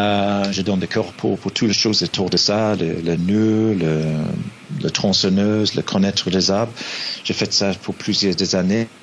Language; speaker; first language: French; non-native, fluent; English